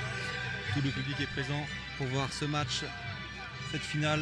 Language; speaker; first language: French; native; French